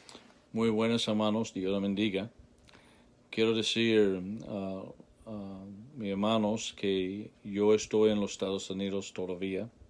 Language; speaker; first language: Spanish; non-native, learner; English